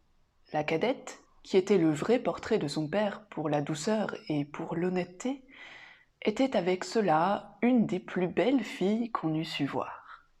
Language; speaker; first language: French; native; French